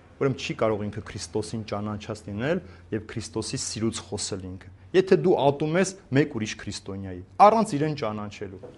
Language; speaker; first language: Armenian; native; Armenian